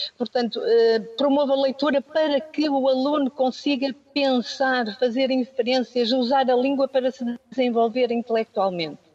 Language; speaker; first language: Portuguese; native; Portuguese